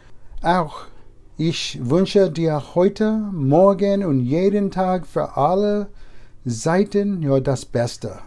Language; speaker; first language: German; non-native, learner; English